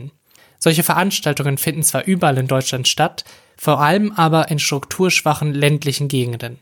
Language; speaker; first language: German; native; German